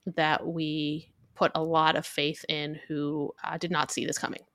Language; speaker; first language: English; early bilingual, other home language; Hebrew